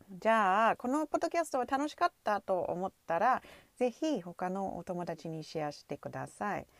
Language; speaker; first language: Japanese; non-native, fluent; English